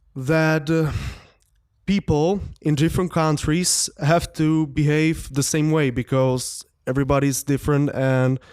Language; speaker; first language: English; non-native, fluent; Czech